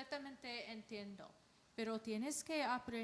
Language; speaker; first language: Spanish; non-native, learner; English